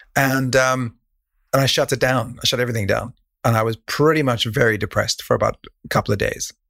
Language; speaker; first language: English; native; English